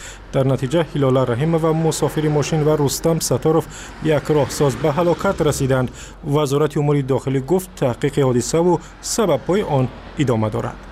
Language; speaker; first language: Persian; native; Persian